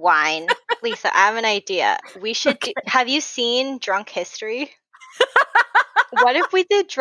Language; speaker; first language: English; native; English